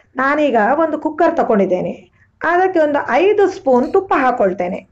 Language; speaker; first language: Kannada; non-native, local second language; Tulu